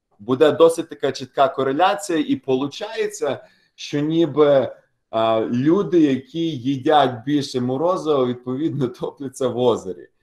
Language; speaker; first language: Ukrainian; native; Ukrainian